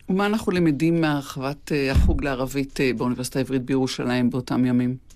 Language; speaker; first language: Hebrew; native; Hebrew